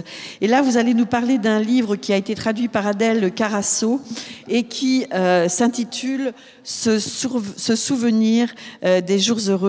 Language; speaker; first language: French; native; French